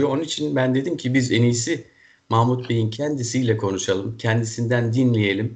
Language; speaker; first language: Turkish; native; Turkish